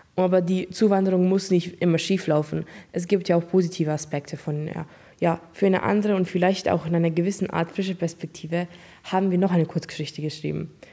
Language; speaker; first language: German; early bilingual, other home language; Turkish